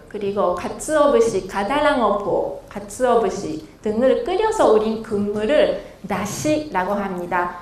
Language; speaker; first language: Korean; non-native, fluent; Japanese